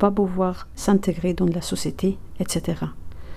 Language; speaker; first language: French; non-native, learner; Arabic